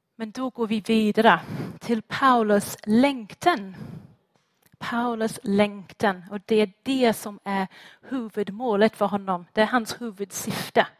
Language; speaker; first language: Swedish; non-native, fluent; English